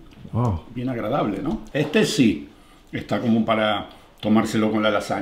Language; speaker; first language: Spanish; native; Spanish